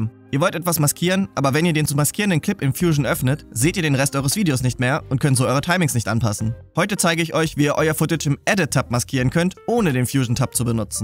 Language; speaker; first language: German; native; German